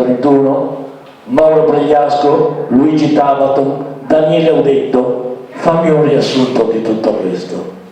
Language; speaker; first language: Italian; native; Italian